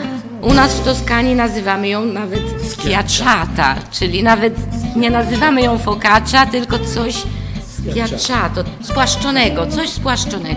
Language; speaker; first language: Polish; non-native, fluent; Italian